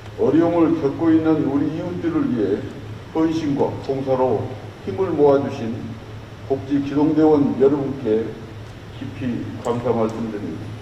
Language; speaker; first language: Korean; native; Korean